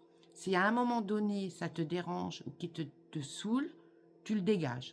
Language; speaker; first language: French; native; French